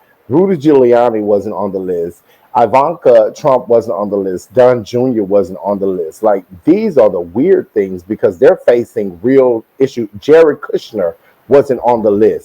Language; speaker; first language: English; native; English